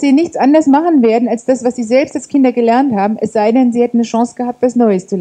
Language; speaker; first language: German; native; German